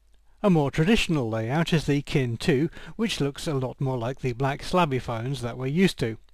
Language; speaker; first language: English; native; English